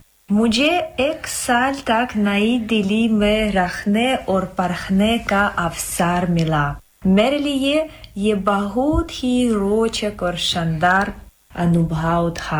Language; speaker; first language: Hindi; non-native, fluent; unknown